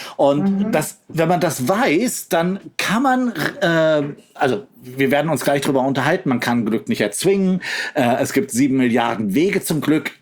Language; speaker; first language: German; native; German